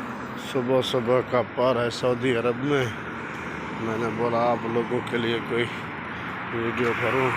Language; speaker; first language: Hindi; non-native, local second language; Baluchi